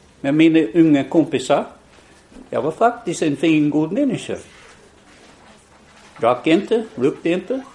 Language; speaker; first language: Swedish; non-native, fluent; English